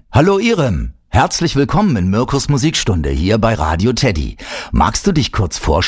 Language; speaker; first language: German; native; German